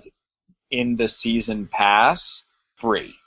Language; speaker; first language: English; native; English